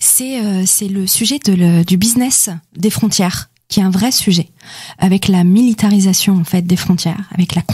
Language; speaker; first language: French; native; French